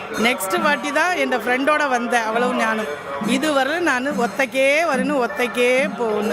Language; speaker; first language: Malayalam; non-native, learner; Tamil